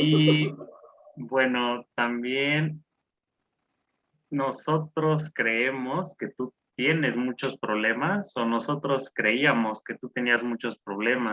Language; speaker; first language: Spanish; non-native, fluent; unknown